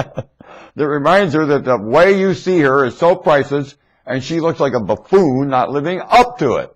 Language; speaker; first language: English; native; English